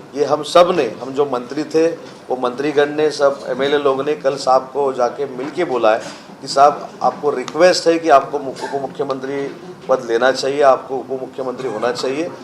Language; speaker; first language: Hindi; non-native, local second language; Marathi